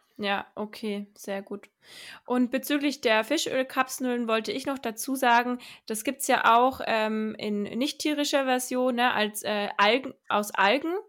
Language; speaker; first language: German; native; German